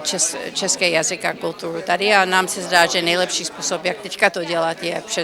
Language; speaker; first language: Czech; early bilingual, heritage; Czech